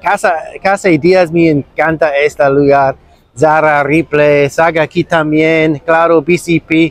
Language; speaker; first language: Spanish; non-native, learner; English